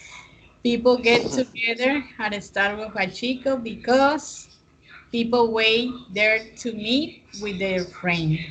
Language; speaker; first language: English; non-native, fluent; Spanish